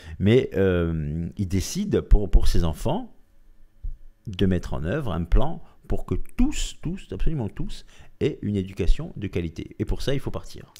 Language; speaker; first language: French; native; French